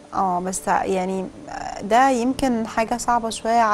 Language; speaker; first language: Arabic; native; Arabic